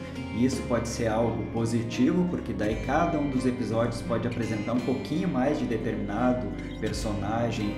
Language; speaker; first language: Portuguese; native; Portuguese